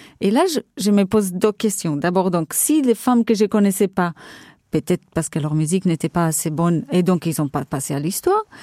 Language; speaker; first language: French; non-native, fluent; Portuguese